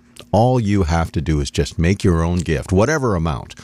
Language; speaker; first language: English; native; English